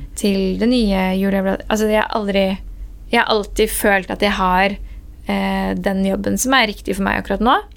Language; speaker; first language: Norwegian; early bilingual, other home language; Persian